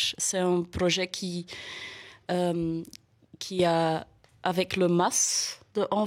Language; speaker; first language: French; non-native, local second language; Dutch